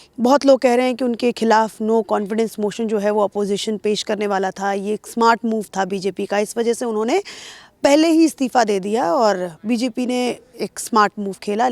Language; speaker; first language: Hindi; native; Hindi